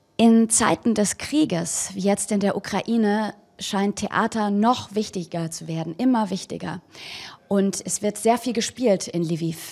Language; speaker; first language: German; native; German